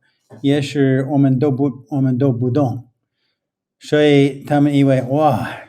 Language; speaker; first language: Chinese; non-native, fluent; English